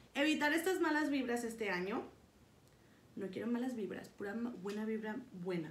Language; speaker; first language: Spanish; early bilingual, heritage; Spanish